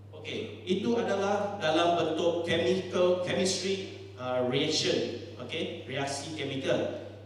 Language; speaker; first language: Malay; non-native, local second language; Chinese